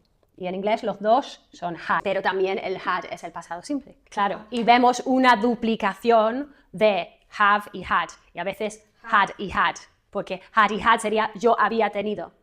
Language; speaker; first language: Spanish; non-native, fluent; English